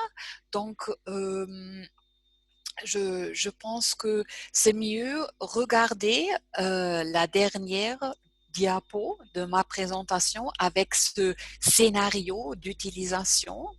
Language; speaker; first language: French; non-native, fluent; German